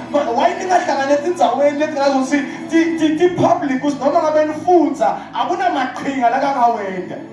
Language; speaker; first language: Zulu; non-native, local second language; Swati